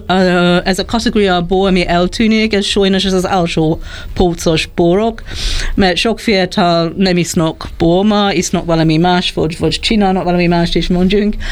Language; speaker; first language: Hungarian; non-native, fluent; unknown